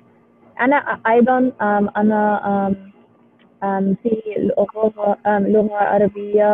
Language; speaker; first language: Arabic; non-native, learner; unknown